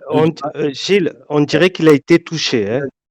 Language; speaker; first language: French; native; French